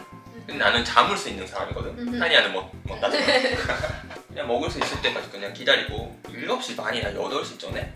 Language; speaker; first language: Korean; non-native, fluent; Japanese